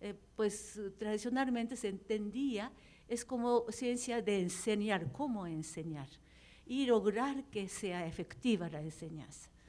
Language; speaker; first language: Spanish; non-native, fluent; Japanese